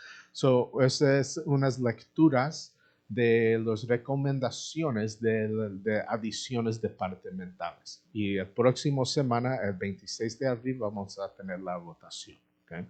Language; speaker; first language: Spanish; early bilingual, heritage; Spanish